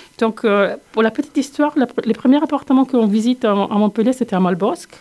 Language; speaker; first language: French; non-native, fluent; Italian